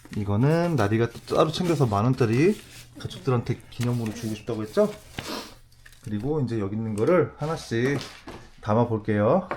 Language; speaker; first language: Korean; native; Korean